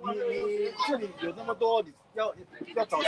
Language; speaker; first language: Chinese; early bilingual, heritage; Chinese